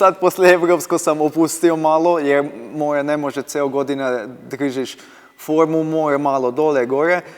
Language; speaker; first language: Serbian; non-native, local second language; Hungarian